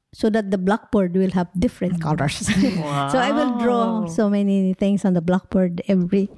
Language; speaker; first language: English; non-native, local second language; Hiligaynon